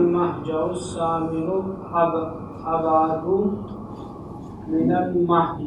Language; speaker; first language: Arabic; non-native, learner; Urdu